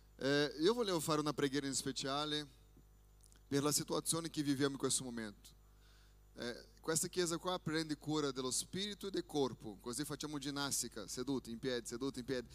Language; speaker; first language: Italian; non-native, fluent; Portuguese